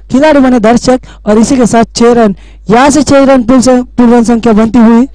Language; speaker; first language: Hindi; non-native, local second language; Marathi